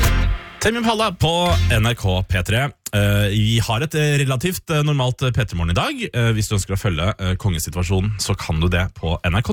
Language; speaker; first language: Norwegian; native; Norwegian